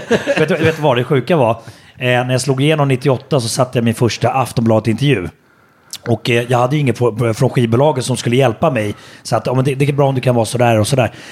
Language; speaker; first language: Swedish; native; Swedish